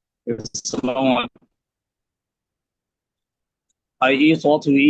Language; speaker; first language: English; non-native, learner; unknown